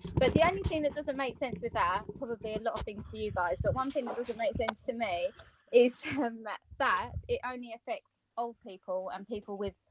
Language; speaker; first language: English; non-native, fluent; Bulgarian